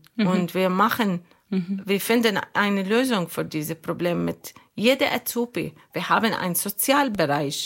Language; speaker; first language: German; non-native, learner; Arabic